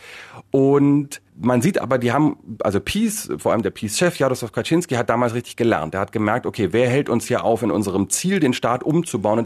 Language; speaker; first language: German; native; German